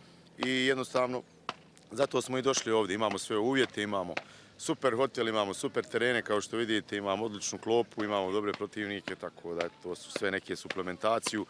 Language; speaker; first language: Bosnian; native; Bosnian